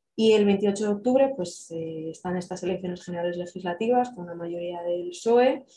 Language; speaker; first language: Spanish; native; Spanish